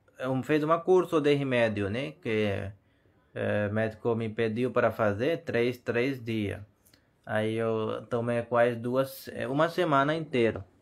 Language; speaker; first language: Portuguese; non-native, learner; Hindi